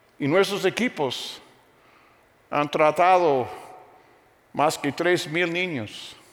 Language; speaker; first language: Spanish; non-native, fluent; English